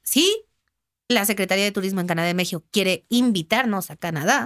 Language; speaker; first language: Spanish; native; Spanish